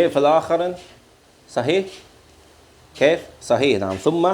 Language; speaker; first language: Arabic; non-native, fluent; Indonesian